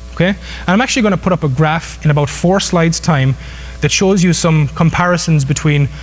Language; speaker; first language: English; native; English